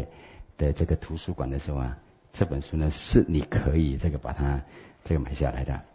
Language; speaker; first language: Chinese; native; Chinese